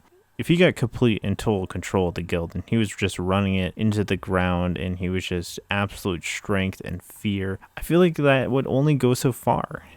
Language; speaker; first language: English; native; English